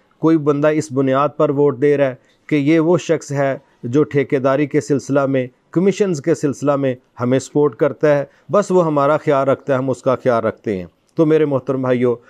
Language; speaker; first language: Urdu; non-native, local second language; Punjabi